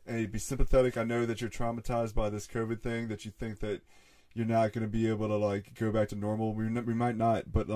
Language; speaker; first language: English; native; English